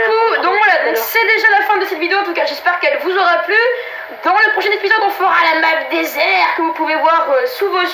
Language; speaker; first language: French; native; French